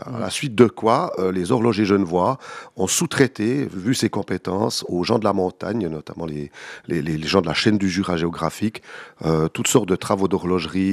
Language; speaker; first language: French; native; French